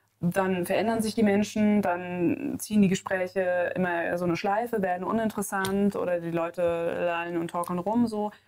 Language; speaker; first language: German; native; German